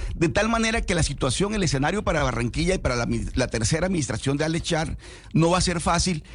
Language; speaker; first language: Spanish; native; Spanish